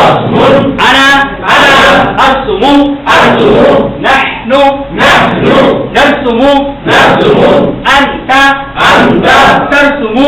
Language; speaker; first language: Arabic; non-native, fluent; Bangla